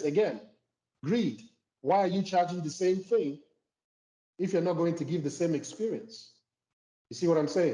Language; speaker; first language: English; non-native, local second language; Igbo